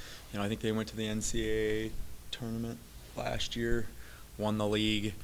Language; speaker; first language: English; native; English